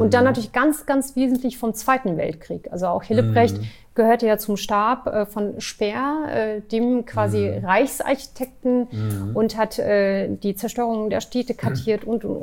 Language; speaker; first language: German; early bilingual, other home language; Turkish